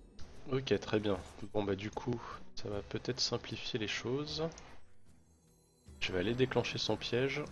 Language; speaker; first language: French; native; French